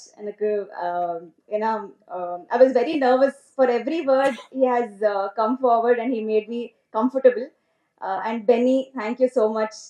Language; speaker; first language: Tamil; non-native, learner; Telugu